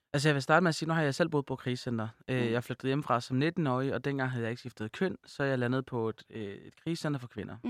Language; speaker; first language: Danish; early bilingual, other home language; Arabic